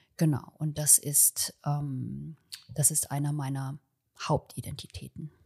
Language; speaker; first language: German; early bilingual, other home language; Chinese